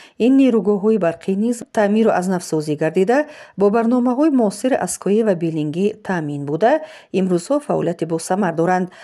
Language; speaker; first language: Tajik; non-native, local second language; Shughni